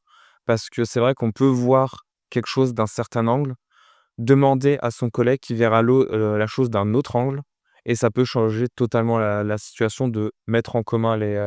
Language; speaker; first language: French; native; French